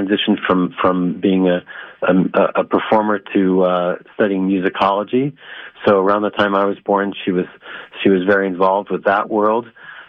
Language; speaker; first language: English; native; English